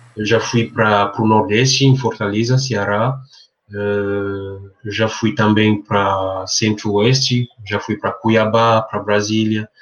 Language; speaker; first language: Portuguese; non-native, fluent; French